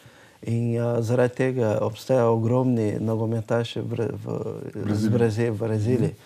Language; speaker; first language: Slovenian; non-native, learner; Portuguese